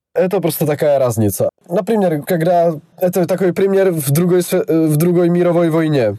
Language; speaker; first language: Russian; non-native, fluent; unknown